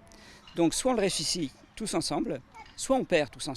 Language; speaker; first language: French; native; French